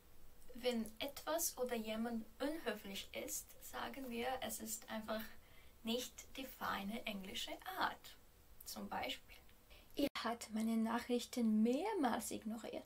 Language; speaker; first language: German; non-native, fluent; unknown